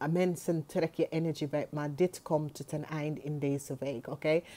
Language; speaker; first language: Dutch; non-native, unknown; English